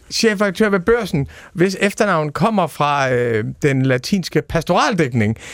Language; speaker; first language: Danish; native; Danish